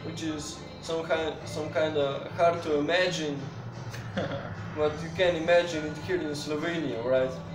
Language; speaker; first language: English; non-native, fluent; Slovenian